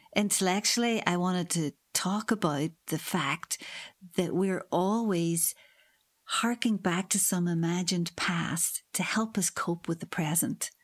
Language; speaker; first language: English; native; English